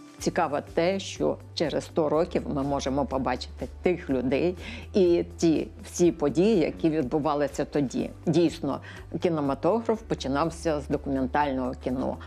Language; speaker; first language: Ukrainian; native; Ukrainian